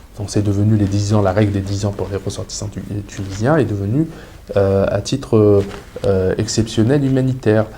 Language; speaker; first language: French; non-native, local second language; Arabic